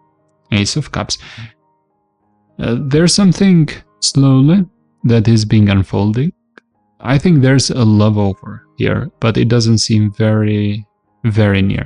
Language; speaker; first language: English; non-native, fluent; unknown